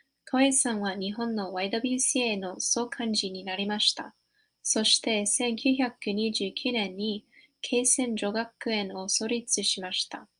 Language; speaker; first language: Japanese; non-native, learner; English